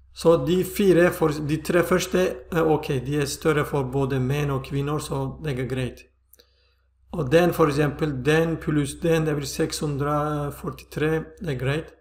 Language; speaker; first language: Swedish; non-native, fluent; Turkish